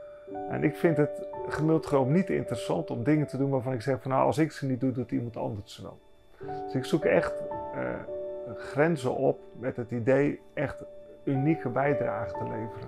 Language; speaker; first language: Dutch; native; Dutch